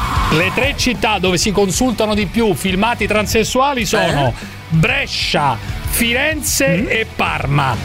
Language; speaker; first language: Italian; native; Italian